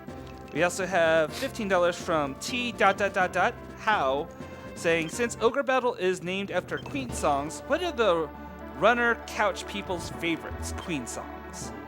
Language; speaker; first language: English; native; English